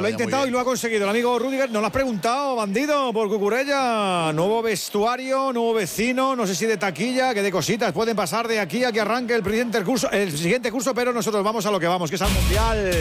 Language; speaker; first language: Spanish; native; Spanish